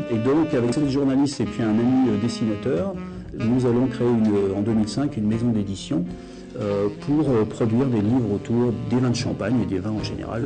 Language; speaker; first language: French; native; French